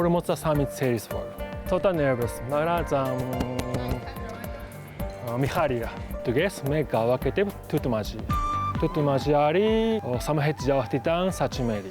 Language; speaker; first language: Georgian; non-native, learner; Japanese